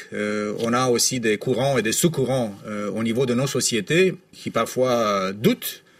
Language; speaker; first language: French; non-native, fluent; Romanian